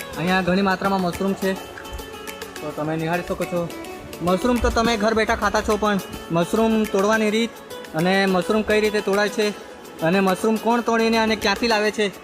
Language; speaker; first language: Gujarati; non-native, local second language; Bhili